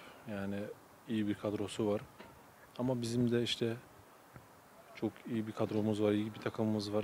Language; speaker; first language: Turkish; early bilingual, other home language; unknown